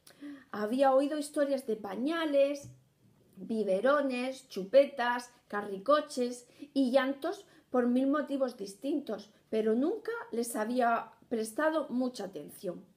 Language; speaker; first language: Spanish; native; Spanish